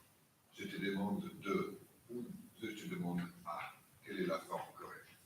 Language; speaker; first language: French; non-native, fluent; German